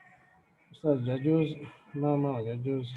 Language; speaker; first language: Arabic; non-native, learner; Divehi